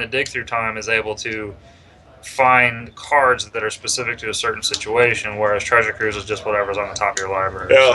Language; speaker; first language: English; native; English